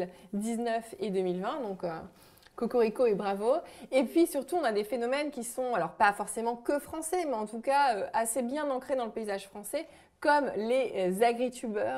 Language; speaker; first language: French; native; French